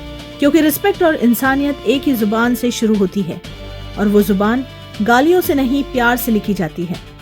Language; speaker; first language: Hindi; native; Hindi